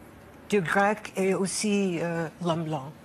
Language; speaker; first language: French; non-native, learner; English